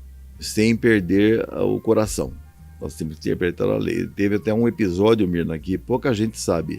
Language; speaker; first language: Portuguese; native; Portuguese